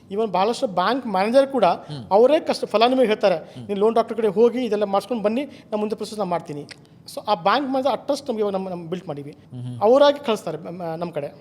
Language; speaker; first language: Kannada; native; Kannada